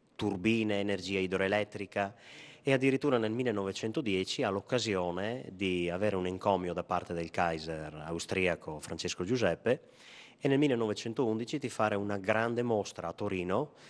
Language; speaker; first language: Italian; native; Italian